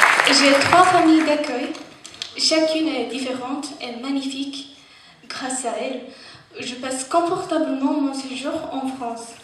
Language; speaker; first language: French; non-native, fluent; Japanese